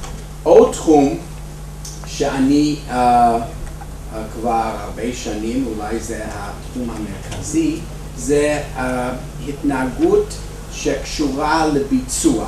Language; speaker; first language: Hebrew; non-native, fluent; English